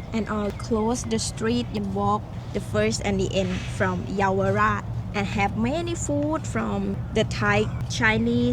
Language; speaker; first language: English; non-native, learner; Thai